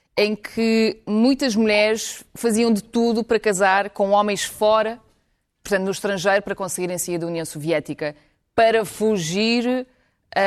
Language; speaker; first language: Portuguese; early bilingual, other home language; Ukrainian